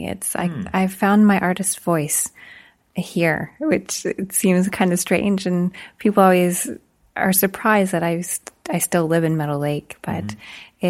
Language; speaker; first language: English; native; English